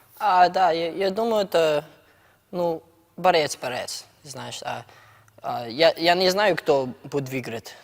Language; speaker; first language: Russian; early bilingual, heritage; Russian